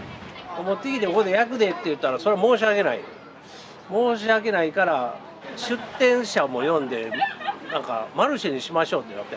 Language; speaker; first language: Japanese; native; Japanese